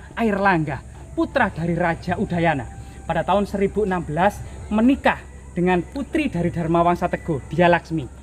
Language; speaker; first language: Indonesian; native; Indonesian